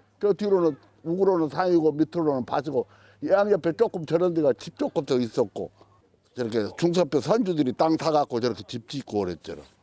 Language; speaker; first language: Korean; native; Korean